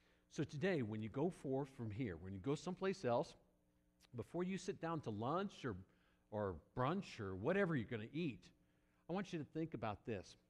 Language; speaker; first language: English; native; English